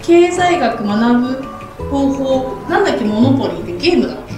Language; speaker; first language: Japanese; native; Japanese